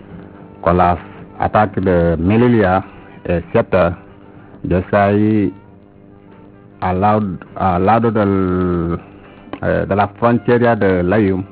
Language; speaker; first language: Spanish; non-native, learner; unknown